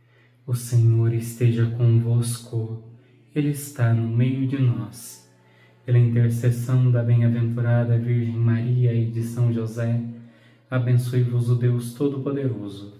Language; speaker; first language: Portuguese; native; Portuguese